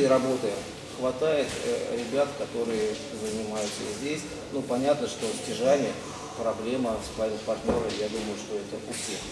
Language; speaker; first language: Russian; native; Russian